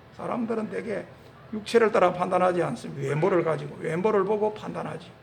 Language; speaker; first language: Korean; native; Korean